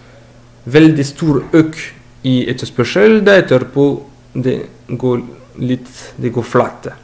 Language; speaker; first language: Norwegian; non-native, fluent; French